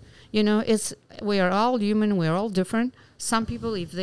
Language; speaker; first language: English; non-native, fluent; Albanian